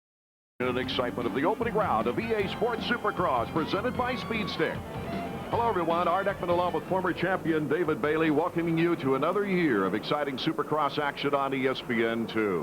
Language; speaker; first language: English; native; English